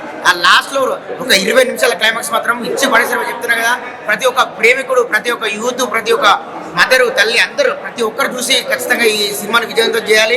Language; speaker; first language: Telugu; native; Telugu